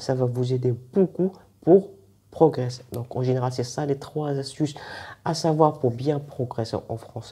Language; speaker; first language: French; non-native, fluent; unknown